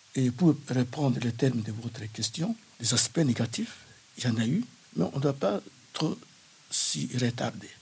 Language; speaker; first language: French; non-native, local second language; Kongo